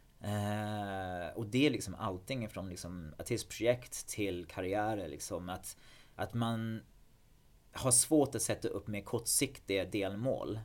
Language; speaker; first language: Swedish; non-native, fluent; English